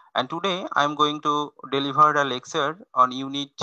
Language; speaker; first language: English; non-native, local second language; Bangla